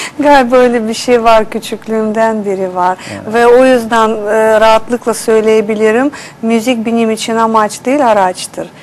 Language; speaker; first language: Turkish; non-native, fluent; Russian